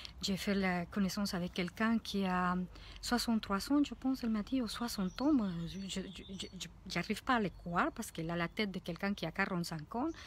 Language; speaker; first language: French; non-native, fluent; Spanish